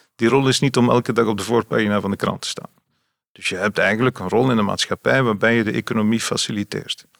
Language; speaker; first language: Dutch; native; Dutch